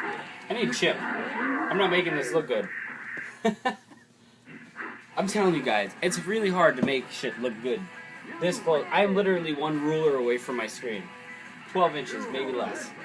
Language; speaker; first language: English; native; English